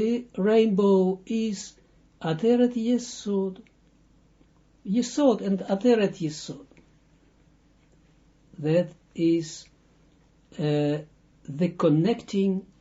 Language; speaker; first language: English; non-native, fluent; Dutch